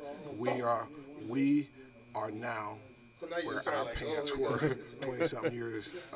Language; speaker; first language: English; native; English